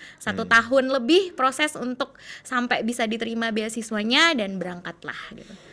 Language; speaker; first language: Indonesian; native; Indonesian